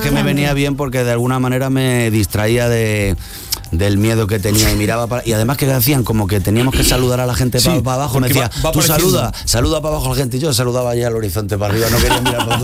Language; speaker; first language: Spanish; native; Spanish